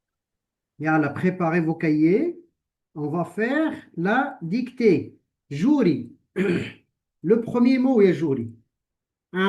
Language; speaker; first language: French; non-native, local second language; Arabic